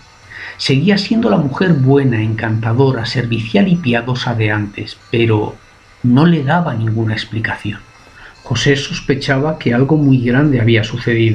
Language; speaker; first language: Spanish; native; Spanish